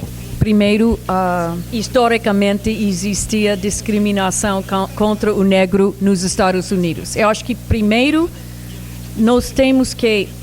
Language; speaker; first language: Portuguese; non-native, fluent; English